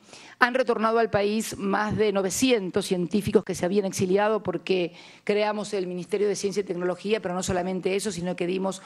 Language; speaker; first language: Spanish; native; Spanish